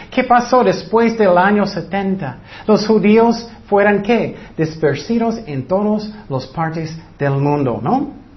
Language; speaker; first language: Spanish; non-native, fluent; English